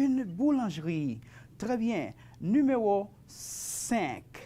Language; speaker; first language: French; non-native, fluent; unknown